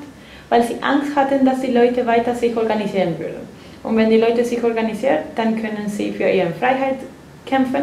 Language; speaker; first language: German; non-native, fluent; Spanish